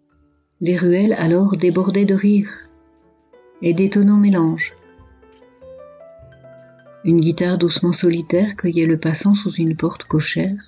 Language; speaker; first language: French; native; French